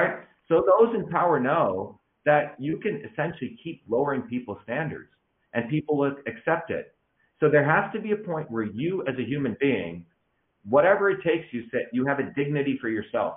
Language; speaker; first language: English; early bilingual, other home language; Tamil